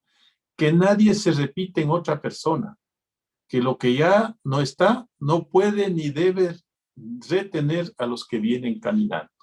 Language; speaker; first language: Spanish; native; Spanish